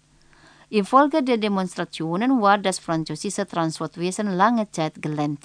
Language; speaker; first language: German; non-native, fluent; Indonesian